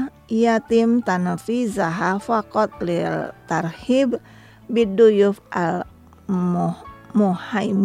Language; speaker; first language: Arabic; non-native, learner; Indonesian